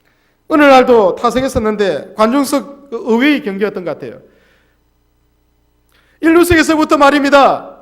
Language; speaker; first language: Korean; native; Korean